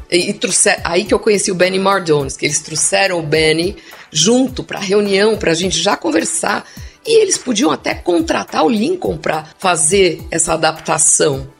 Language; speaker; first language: Portuguese; non-native, local second language; English